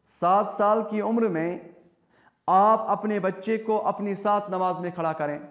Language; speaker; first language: Hindi; non-native, local second language; Kashmiri